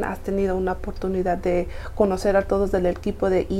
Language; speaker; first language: Spanish; early bilingual, heritage; Spanish